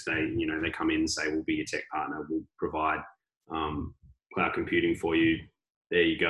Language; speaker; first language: English; native; English